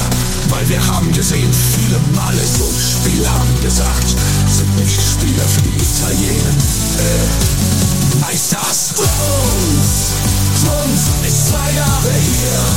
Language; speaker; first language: German; non-native, learner; Italian